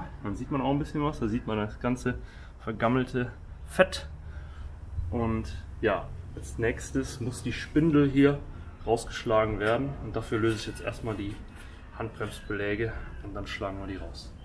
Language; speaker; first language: German; native; German